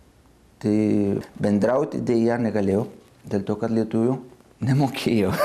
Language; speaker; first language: Lithuanian; non-native, fluent; Spanish